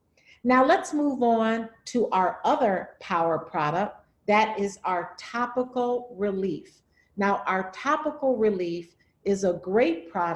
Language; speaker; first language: English; native; English